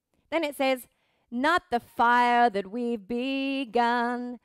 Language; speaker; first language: English; native; English